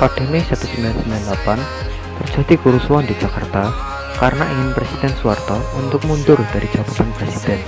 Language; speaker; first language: Indonesian; native; Indonesian